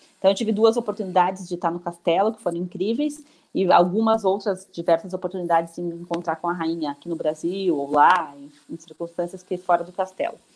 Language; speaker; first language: Portuguese; native; Portuguese